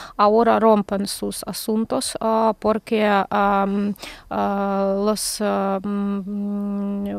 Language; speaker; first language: Spanish; non-native, learner; Ukrainian